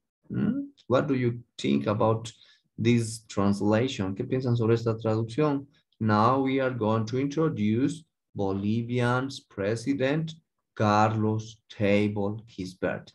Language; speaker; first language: Spanish; native; Spanish